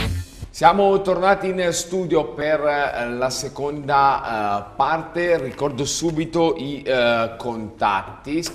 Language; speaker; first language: Italian; native; Italian